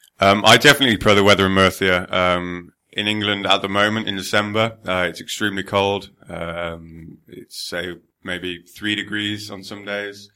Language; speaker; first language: English; native; English